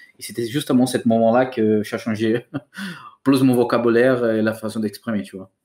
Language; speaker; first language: French; non-native, fluent; Portuguese